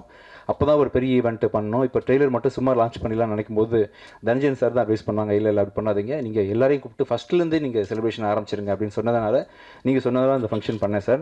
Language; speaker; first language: Tamil; native; Tamil